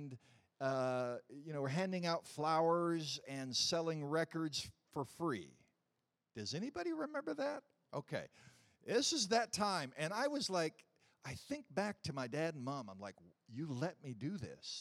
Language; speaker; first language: English; native; English